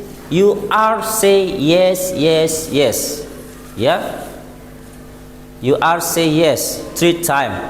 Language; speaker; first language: English; non-native, local second language; Indonesian